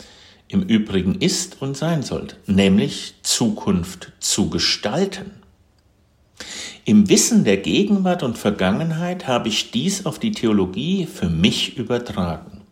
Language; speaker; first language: German; native; German